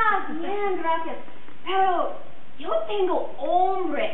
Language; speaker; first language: Spanish; non-native, learner; English